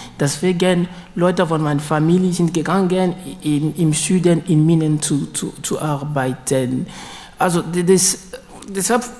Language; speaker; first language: German; non-native, learner; Luba-Lulua